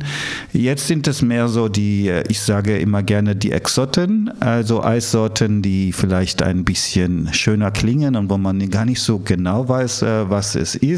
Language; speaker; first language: German; early bilingual, other home language; Italian